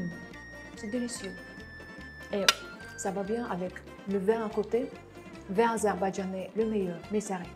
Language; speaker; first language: French; non-native, fluent; Azerbaijani